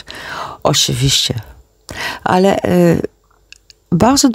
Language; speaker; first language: Polish; non-native, learner; Dutch